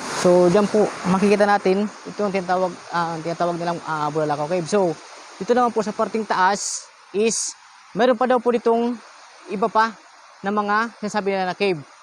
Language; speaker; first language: Filipino; non-native, local second language; Bikol